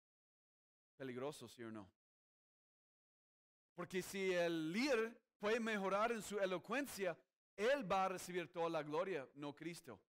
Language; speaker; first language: Spanish; non-native, fluent; English